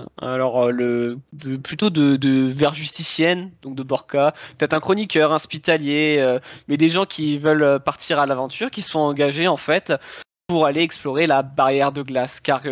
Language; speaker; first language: French; native; French